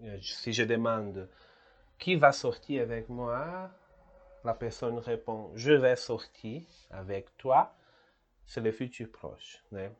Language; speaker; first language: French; non-native, learner; Portuguese